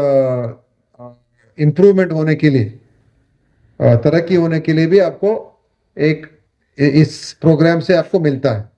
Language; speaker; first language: Hindi; non-native, local second language; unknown